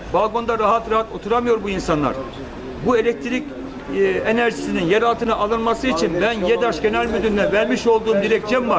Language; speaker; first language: Turkish; native; Turkish